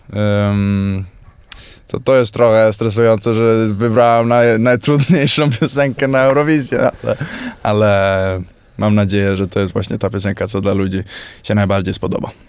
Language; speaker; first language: Polish; early bilingual, heritage; Polish